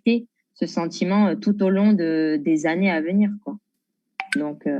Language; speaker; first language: French; native; French